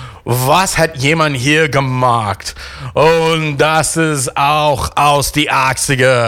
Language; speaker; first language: German; non-native, fluent; English